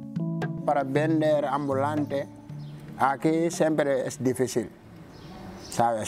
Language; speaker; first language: Spanish; non-native, fluent; Wolof